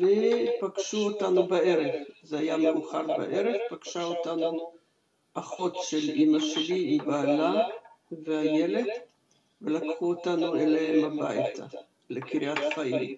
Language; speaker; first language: Hebrew; non-native, fluent; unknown